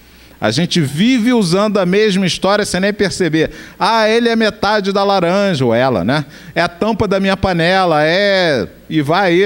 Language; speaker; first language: Portuguese; native; Portuguese